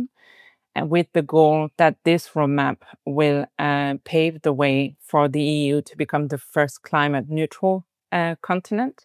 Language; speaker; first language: English; non-native, fluent; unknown